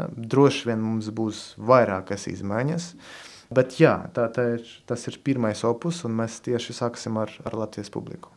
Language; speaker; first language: Latvian; non-native, local second language; Russian